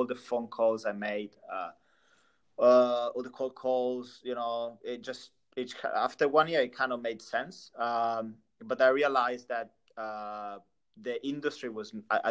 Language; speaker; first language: English; non-native, fluent; Italian